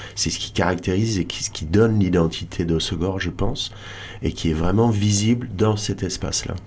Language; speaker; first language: French; native; French